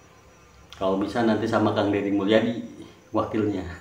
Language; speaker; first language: Indonesian; native; Indonesian